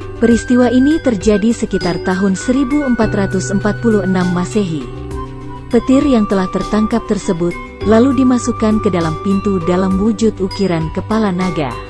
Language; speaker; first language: Indonesian; native; Indonesian